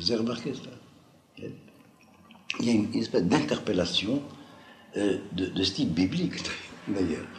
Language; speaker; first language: French; non-native, local second language; Arabic